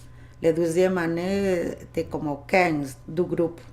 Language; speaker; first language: French; non-native, learner; Spanish